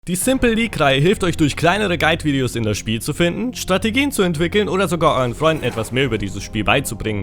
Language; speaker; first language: German; native; German